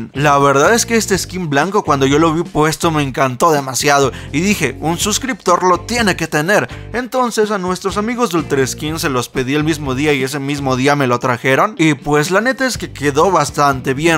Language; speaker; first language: Spanish; native; Spanish